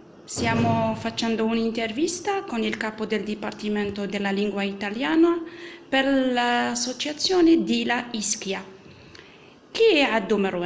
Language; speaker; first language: Italian; non-native, learner; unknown